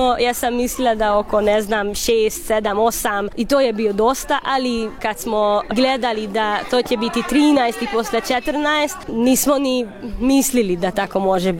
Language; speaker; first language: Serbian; non-native, local second language; Hungarian